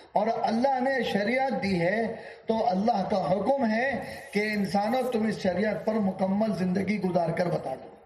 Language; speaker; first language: Urdu; native; Urdu